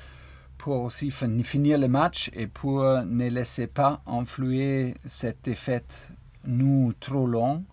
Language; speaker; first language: French; non-native, learner; German